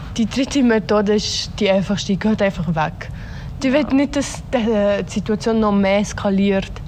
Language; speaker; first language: German; early bilingual, other home language; Swiss German